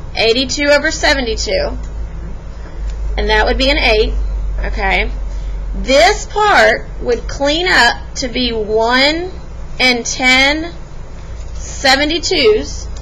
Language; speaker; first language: English; native; English